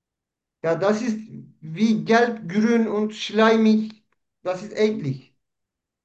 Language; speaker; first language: German; non-native, learner; Turkish